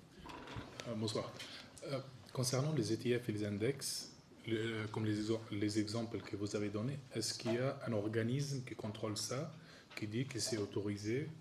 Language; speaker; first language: French; native; French